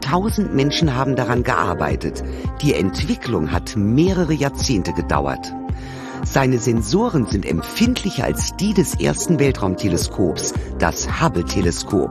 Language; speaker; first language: German; native; German